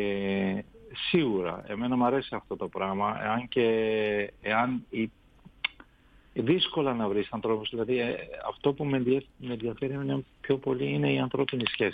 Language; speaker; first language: Greek; non-native, fluent; Armenian